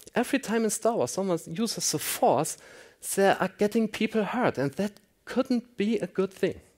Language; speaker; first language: English; non-native, fluent; German